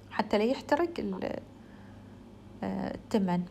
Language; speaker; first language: Arabic; native; Arabic